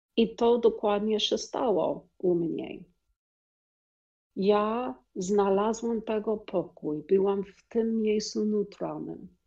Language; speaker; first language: Polish; non-native, learner; English